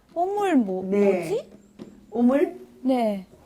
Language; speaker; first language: Korean; non-native, fluent; Italian